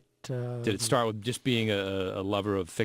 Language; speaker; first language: English; native; English